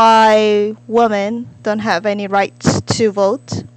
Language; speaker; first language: English; non-native, learner; Korean